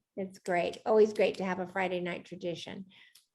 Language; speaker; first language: English; native; English